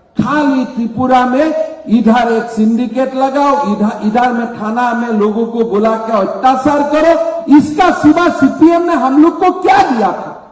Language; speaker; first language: Hindi; non-native, local second language; Assamese